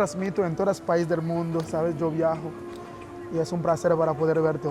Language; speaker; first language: Spanish; non-native, learner; Haitian Creole